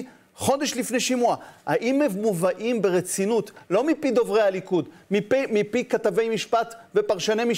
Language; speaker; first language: Hebrew; native; Hebrew